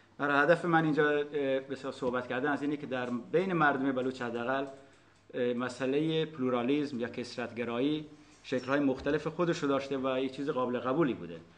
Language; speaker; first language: Persian; non-native, local second language; Baluchi